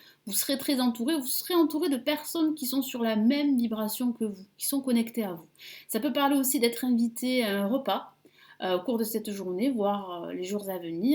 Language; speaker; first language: French; native; French